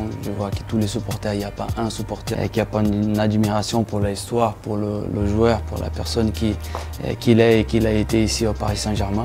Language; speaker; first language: French; non-native, fluent; Portuguese